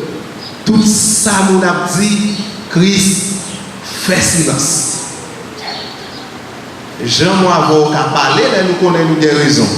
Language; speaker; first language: French; non-native, learner; Haitian Creole